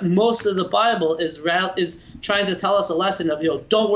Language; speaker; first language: English; native; English